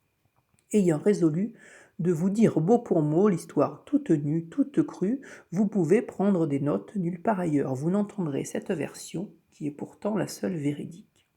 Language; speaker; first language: French; native; French